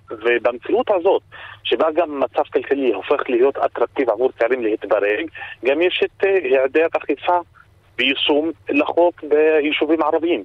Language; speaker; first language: Hebrew; non-native, local second language; Arabic